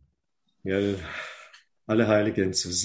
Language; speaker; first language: German; non-native, fluent; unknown